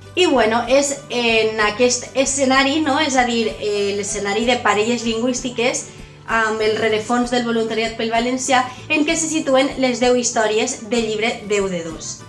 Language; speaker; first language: Catalan; native; Catalan